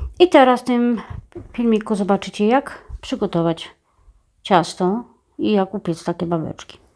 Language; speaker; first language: Polish; native; Polish